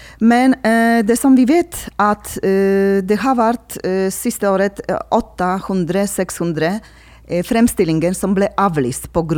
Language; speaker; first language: Norwegian; non-native, fluent; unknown